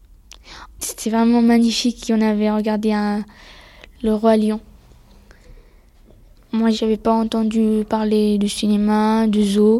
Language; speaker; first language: French; early bilingual, other home language; Pashto